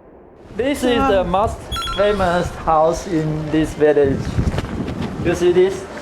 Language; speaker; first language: English; non-native, learner; Chinese